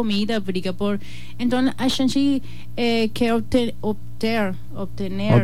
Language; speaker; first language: Portuguese; non-native, learner; Spanish